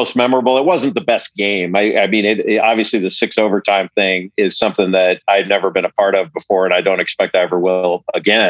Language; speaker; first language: English; native; English